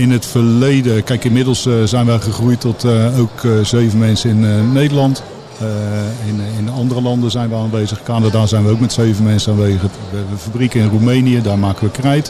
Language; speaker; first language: Dutch; native; Dutch